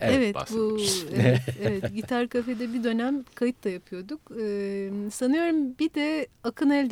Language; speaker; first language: Turkish; native; Turkish